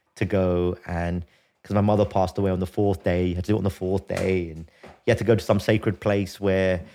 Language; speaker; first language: English; native; English